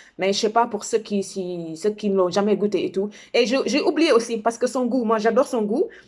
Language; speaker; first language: French; non-native, local second language; Wolof